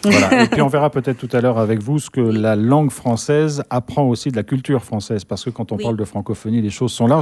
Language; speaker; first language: French; native; French